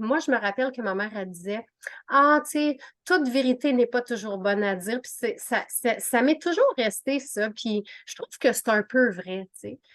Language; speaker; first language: French; native; French